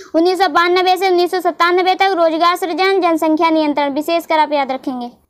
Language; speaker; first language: Hindi; native; Hindi